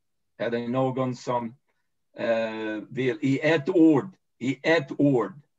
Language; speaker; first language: Swedish; non-native, fluent; English